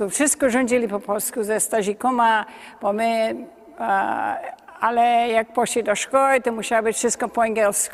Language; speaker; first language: Polish; early bilingual, heritage; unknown